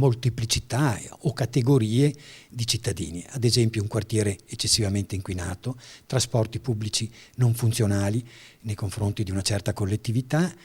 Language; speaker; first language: Italian; native; Italian